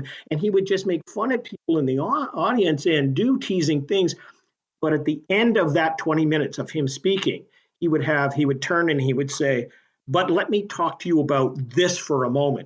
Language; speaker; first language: English; native; English